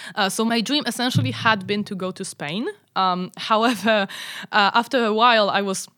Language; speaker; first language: English; non-native, fluent; Polish